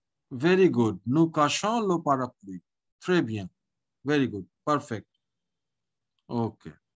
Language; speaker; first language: French; non-native, fluent; Bangla